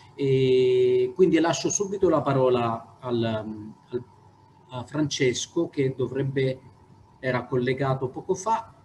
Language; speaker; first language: Italian; native; Italian